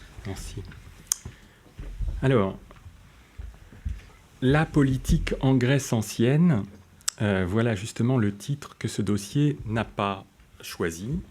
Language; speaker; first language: French; native; French